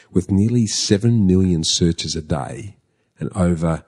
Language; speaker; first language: English; native; English